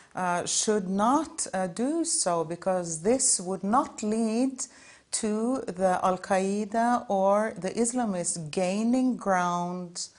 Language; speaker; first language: English; non-native, fluent; Norwegian